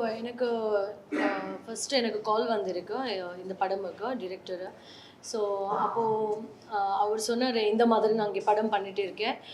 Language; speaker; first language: Tamil; non-native, learner; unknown